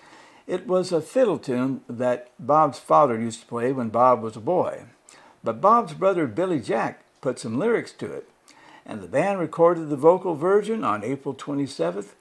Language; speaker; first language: English; native; English